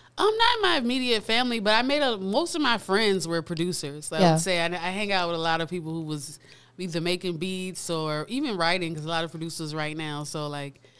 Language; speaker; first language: English; native; English